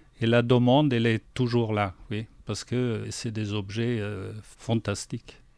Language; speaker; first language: French; non-native, fluent; German